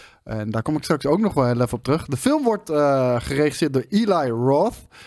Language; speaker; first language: Dutch; native; Dutch